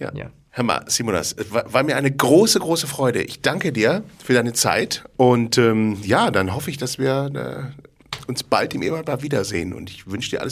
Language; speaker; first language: German; native; German